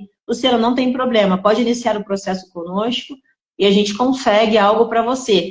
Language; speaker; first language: Portuguese; native; Portuguese